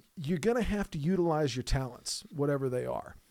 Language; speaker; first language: English; native; English